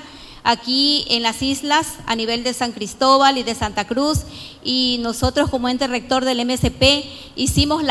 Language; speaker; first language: Spanish; native; Spanish